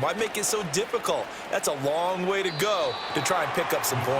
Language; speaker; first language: English; native; English